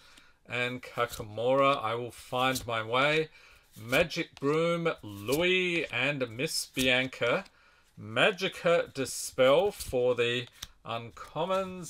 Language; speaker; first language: English; native; English